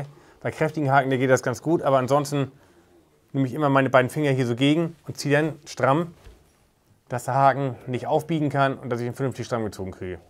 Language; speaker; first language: German; native; German